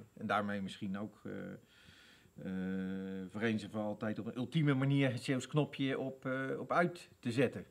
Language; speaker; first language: Dutch; native; Dutch